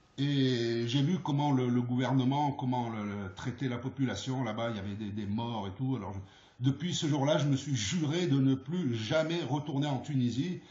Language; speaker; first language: French; early bilingual, other home language; Arabic